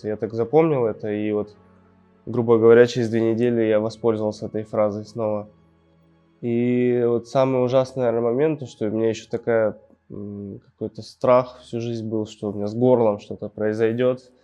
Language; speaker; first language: Russian; native; Russian